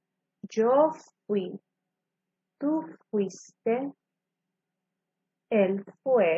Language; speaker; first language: Spanish; non-native, fluent; English